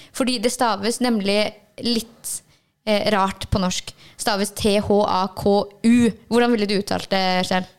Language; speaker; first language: Norwegian; early bilingual, other home language; Hakha Chin